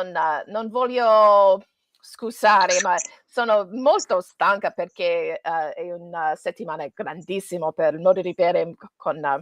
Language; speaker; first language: Italian; non-native, learner; English